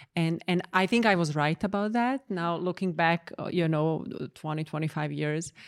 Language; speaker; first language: English; non-native, fluent; Croatian